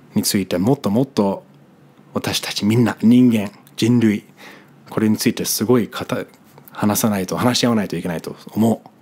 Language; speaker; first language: Japanese; non-native, fluent; English